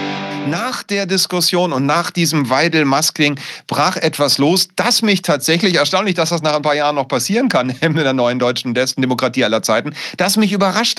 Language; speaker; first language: German; native; German